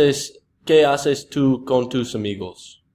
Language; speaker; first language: Spanish; non-native, learner; English